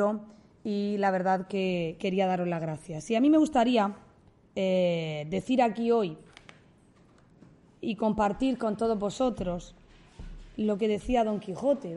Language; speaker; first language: Spanish; native; Spanish